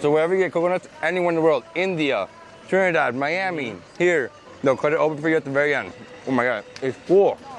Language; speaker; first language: English; early bilingual, other home language; Spanish